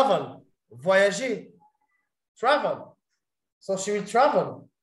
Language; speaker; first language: English; non-native, fluent; Arabic